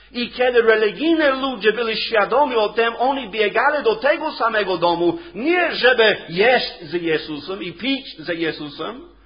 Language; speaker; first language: Polish; non-native, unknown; English